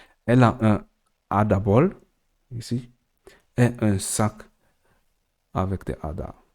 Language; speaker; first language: French; non-native, learner; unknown